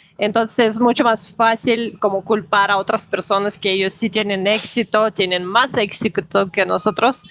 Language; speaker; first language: Spanish; non-native, fluent; Russian